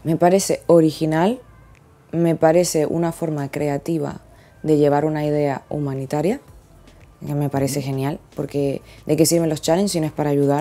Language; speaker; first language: Spanish; native; Spanish